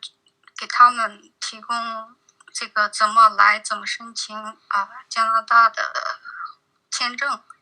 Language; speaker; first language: Chinese; non-native, local second language; Uyghur